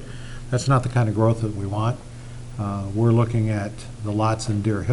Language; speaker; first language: English; native; English